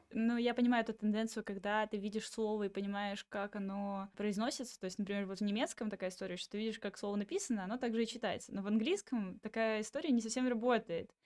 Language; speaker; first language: Russian; native; Russian